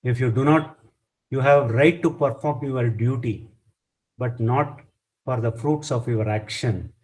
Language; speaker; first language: English; non-native, local second language; Kannada